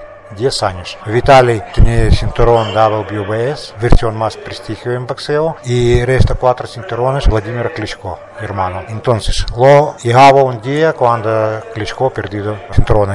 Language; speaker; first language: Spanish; non-native, learner; Russian